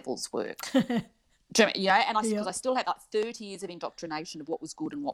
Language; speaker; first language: English; native; English